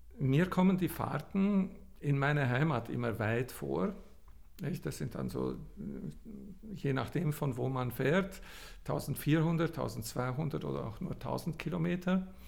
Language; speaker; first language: German; native; German